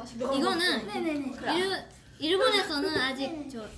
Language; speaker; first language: Korean; non-native, fluent; Japanese